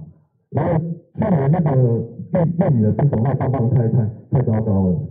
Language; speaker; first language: Chinese; native; Chinese